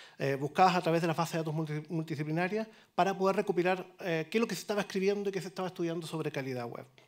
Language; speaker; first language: Spanish; native; Spanish